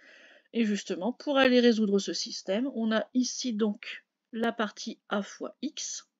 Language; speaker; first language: French; native; French